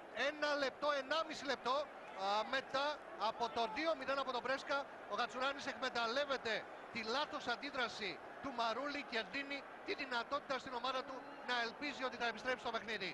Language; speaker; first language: Greek; native; Greek